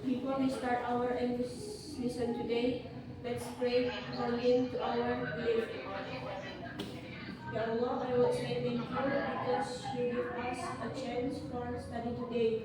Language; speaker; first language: English; non-native, learner; Indonesian